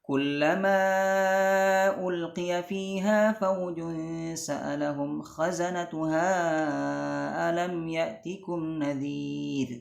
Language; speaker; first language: Arabic; non-native, fluent; Indonesian